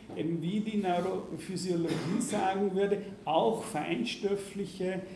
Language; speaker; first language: German; native; German